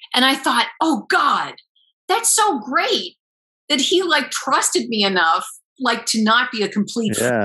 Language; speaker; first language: English; native; English